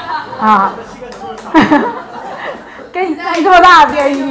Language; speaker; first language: Chinese; native; Chinese